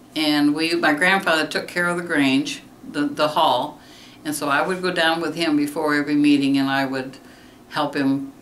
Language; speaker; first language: English; native; English